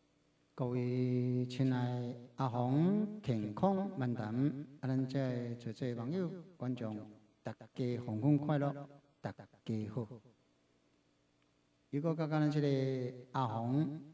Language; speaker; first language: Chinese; non-native, local second language; Min Nan Chinese